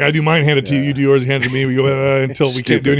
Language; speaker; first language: English; native; English